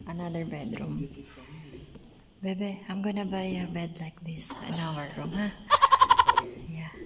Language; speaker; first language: English; non-native, fluent; Filipino